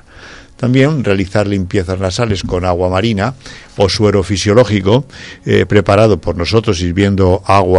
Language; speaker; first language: Spanish; native; Spanish